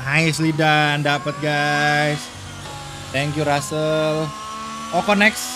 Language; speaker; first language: English; non-native, fluent; Indonesian